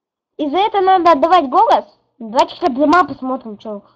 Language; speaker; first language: Russian; native; Russian